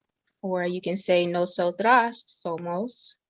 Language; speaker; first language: Spanish; non-native, learner; English